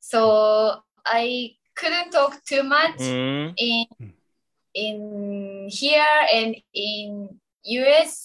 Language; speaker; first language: English; non-native, learner; Japanese